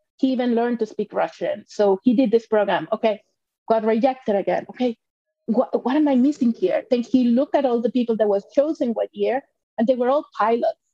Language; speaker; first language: English; non-native, fluent; Spanish